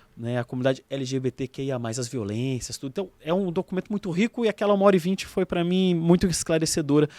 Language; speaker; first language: Portuguese; native; Portuguese